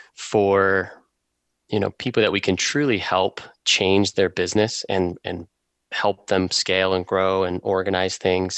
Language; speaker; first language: English; native; English